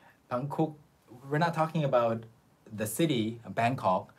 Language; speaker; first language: English; non-native, fluent; Korean